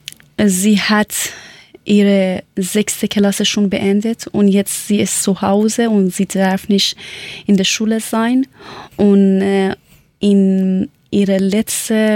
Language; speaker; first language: German; non-native, learner; Persian